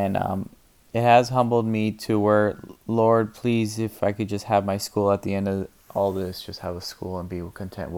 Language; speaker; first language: English; native; English